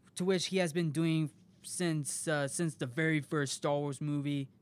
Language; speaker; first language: English; native; English